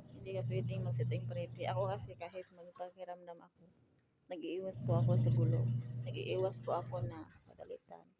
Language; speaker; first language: Filipino; non-native, local second language; Cebuano